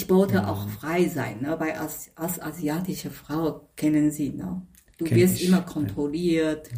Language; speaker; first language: German; non-native, fluent; Chinese